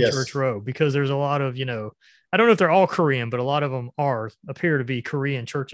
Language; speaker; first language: English; native; English